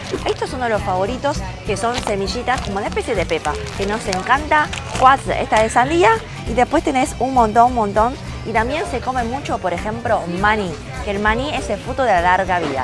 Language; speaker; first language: Spanish; early bilingual, other home language; Chinese